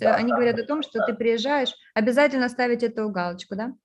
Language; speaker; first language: Russian; native; Russian